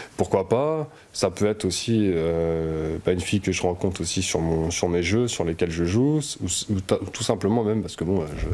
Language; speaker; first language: French; native; French